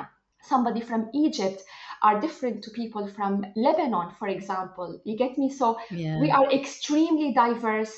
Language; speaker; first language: English; non-native, fluent; Arabic